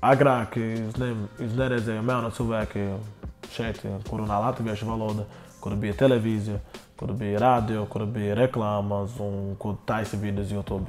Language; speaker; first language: Latvian; non-native, learner; Portuguese